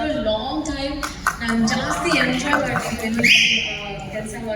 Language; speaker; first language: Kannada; non-native, learner; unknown